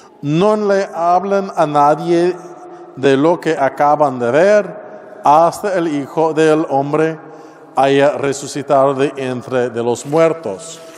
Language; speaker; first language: Spanish; non-native, learner; English